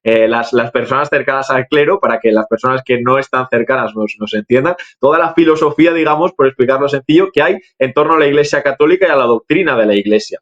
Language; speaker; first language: Spanish; native; Spanish